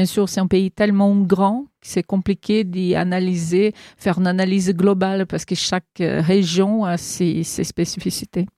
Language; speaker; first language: French; non-native, fluent; Portuguese